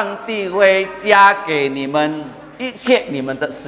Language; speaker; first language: Chinese; early bilingual, heritage; Chinese